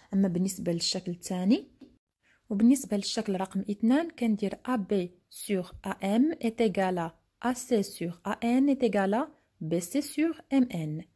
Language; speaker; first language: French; non-native, local second language; Arabic